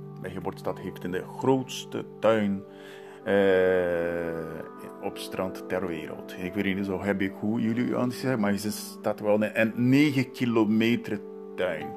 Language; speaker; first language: Dutch; non-native, learner; Portuguese